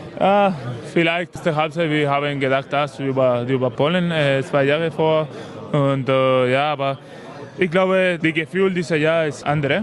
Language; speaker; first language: German; non-native, learner; Spanish